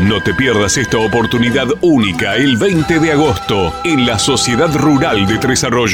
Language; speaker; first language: Spanish; native; Spanish